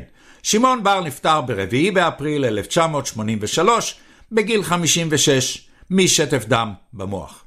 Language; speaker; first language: Hebrew; native; Hebrew